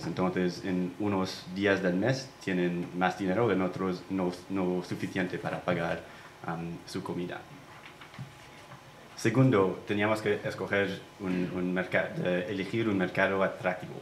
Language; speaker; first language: Spanish; non-native, fluent; English